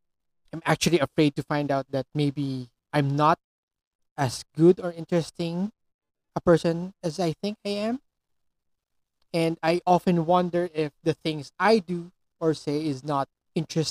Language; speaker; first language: English; non-native, local second language; Filipino